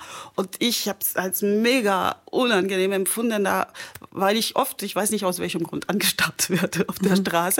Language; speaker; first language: German; non-native, fluent; French